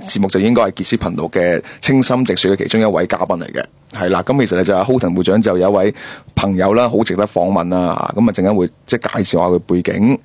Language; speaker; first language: Cantonese; native; Cantonese